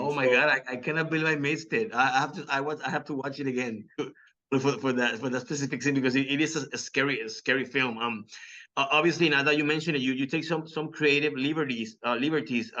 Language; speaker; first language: English; non-native, local second language; Spanish